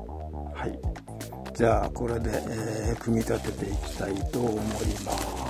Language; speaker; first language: Japanese; native; Japanese